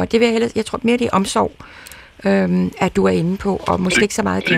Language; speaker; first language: Danish; native; Danish